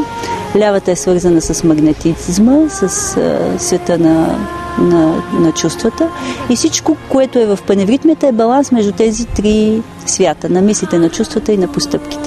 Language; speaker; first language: Bulgarian; native; Bulgarian